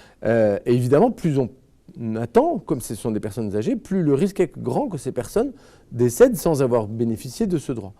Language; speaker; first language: French; native; French